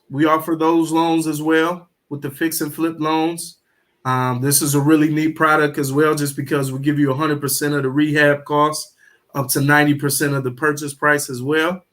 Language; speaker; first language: English; native; English